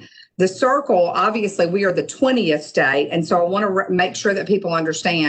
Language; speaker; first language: English; native; English